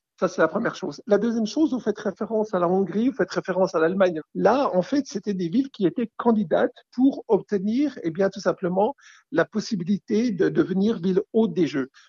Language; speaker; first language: French; native; French